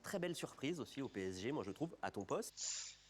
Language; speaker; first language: French; native; French